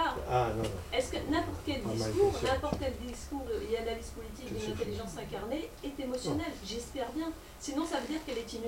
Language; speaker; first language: French; native; French